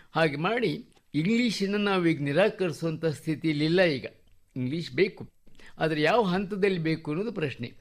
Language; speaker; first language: Kannada; native; Kannada